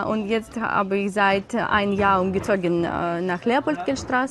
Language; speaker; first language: German; non-native, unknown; Ukrainian